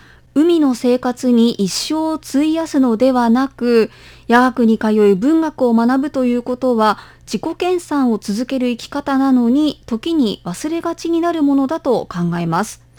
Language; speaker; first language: Japanese; native; Japanese